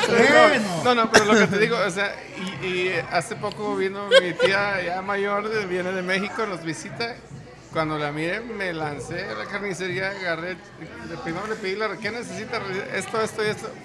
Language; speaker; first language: Spanish; native; Spanish